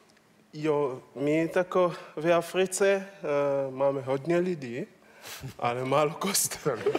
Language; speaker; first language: Czech; non-native, learner; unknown